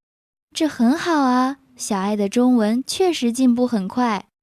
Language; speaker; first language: Chinese; native; Chinese